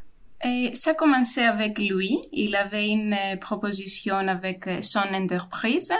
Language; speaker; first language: French; non-native, fluent; Greek